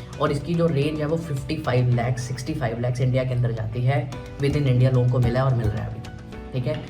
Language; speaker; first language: Hindi; native; Hindi